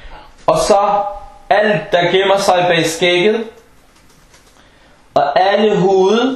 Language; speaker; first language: Danish; non-native, fluent; Arabic